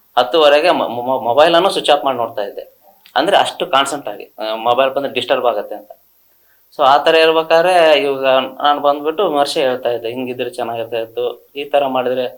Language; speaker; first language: Kannada; native; Kannada